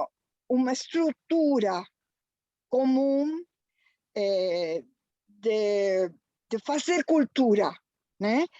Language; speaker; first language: Portuguese; non-native, fluent; Spanish